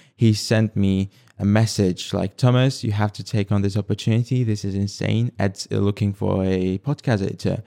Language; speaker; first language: English; non-native, fluent; Slovak